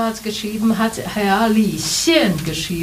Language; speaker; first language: German; non-native, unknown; Chinese